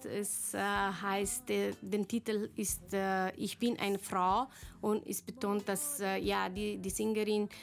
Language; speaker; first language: German; non-native, learner; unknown